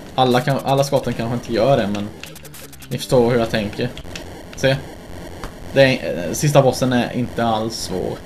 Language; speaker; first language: Swedish; native; Swedish